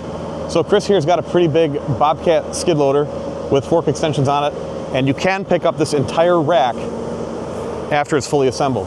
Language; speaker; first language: English; native; English